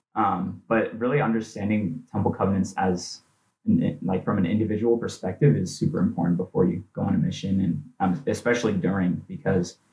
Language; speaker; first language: English; native; English